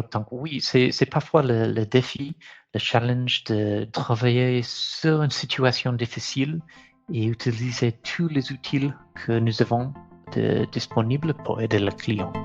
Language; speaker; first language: French; non-native, fluent; English